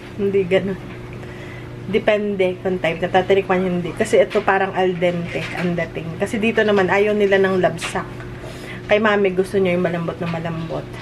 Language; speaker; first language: Filipino; native; Filipino